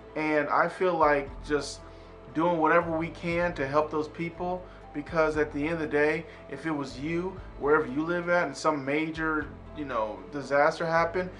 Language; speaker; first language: English; native; English